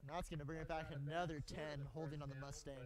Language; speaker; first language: English; native; English